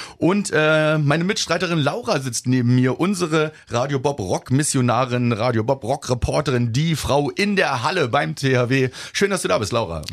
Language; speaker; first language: German; native; German